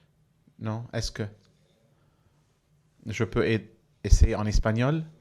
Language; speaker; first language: French; non-native, fluent; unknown